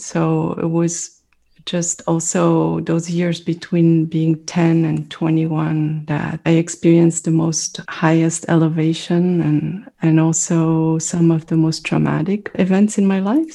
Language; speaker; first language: English; non-native, fluent; French